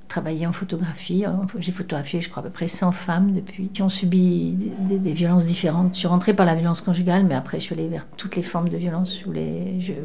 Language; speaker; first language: French; native; French